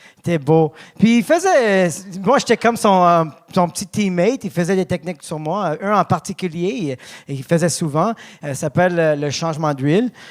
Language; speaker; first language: French; non-native, local second language; English